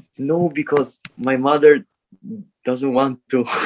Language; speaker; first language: English; non-native, learner; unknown